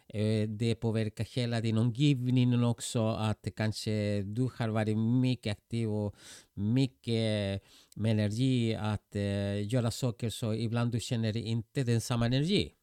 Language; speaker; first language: Swedish; non-native, fluent; Spanish